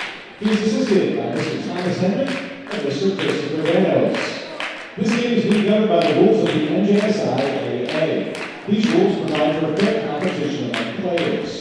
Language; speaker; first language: English; native; English